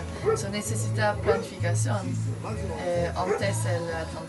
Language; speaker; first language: Spanish; non-native, learner; French